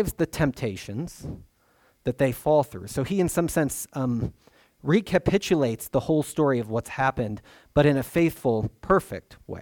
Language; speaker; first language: English; native; English